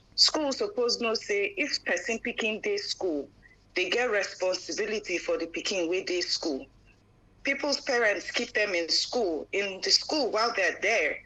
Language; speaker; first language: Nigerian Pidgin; non-native, local second language; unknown